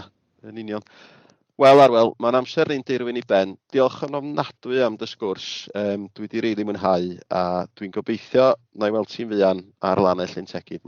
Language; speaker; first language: Welsh; native; Welsh